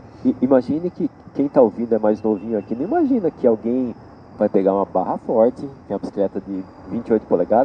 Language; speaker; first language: Portuguese; native; Portuguese